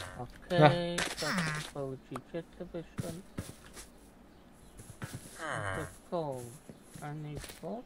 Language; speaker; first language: Russian; non-native, learner; Latvian